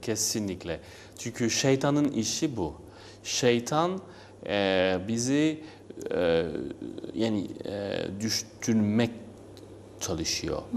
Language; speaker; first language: Turkish; non-native, learner; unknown